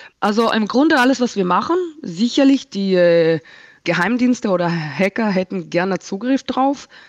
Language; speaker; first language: German; non-native, fluent; Hebrew